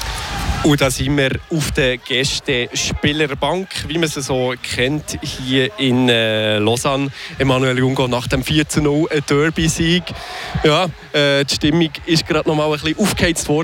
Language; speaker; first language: German; native; German